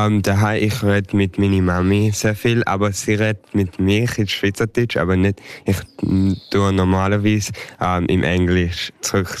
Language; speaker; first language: German; early bilingual, heritage; English